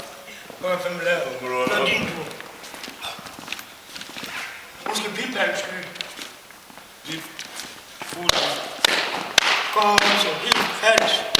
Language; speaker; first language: Danish; native; Danish